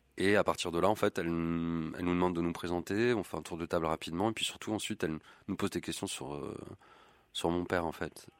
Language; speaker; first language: French; native; French